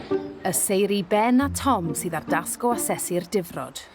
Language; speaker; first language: Welsh; native; Welsh